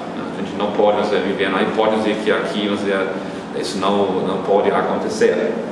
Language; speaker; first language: Portuguese; non-native, fluent; German